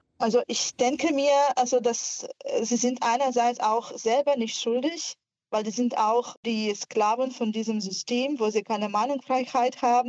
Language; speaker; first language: German; non-native, fluent; Ukrainian